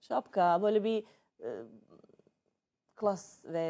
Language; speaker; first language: Turkish; non-native, learner; Serbian